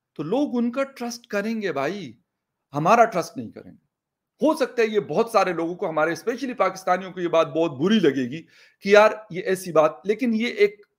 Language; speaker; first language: Urdu; non-native, local second language; Pashto